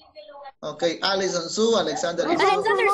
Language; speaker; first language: English; non-native, fluent; Spanish